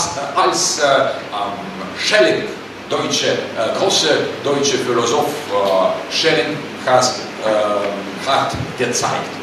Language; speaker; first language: German; non-native, learner; Russian